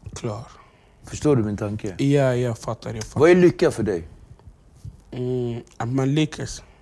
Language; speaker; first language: Swedish; non-native, fluent; Arabic